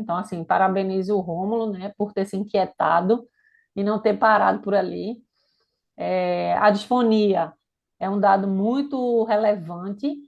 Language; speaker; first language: Portuguese; native; Portuguese